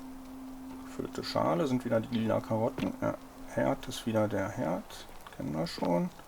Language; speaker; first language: German; native; German